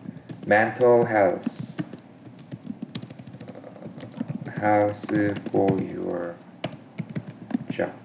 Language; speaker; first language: English; non-native, learner; Korean